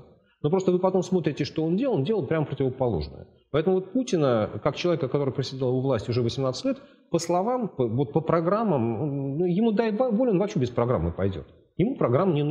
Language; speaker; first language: Russian; native; Russian